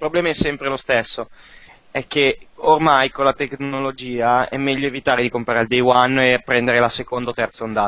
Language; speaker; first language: Italian; native; Italian